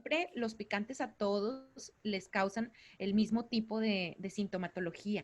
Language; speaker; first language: Spanish; native; Spanish